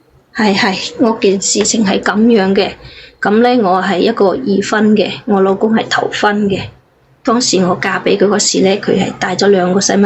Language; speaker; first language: Cantonese; native; Cantonese